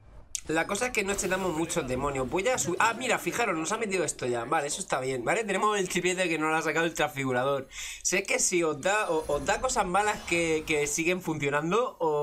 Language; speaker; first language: Spanish; native; Spanish